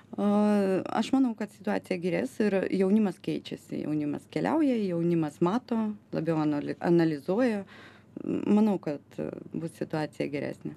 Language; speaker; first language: Lithuanian; non-native, local second language; Russian